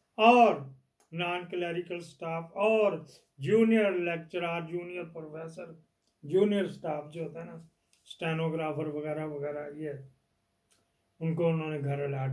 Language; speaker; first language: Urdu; non-native, local second language; Punjabi